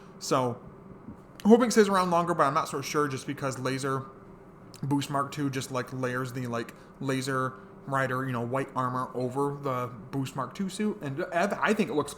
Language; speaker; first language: English; native; English